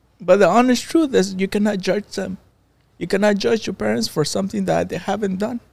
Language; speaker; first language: English; non-native, fluent; Spanish